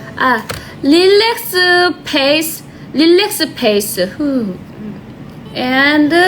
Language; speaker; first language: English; non-native, learner; Korean